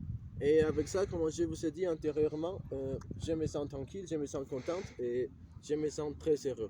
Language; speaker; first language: French; non-native, learner; Spanish